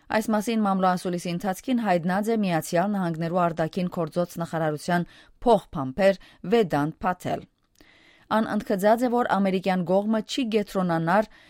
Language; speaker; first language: Armenian; early bilingual, heritage; Armenian